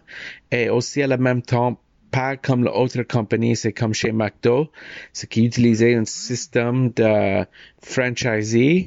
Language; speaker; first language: French; non-native, learner; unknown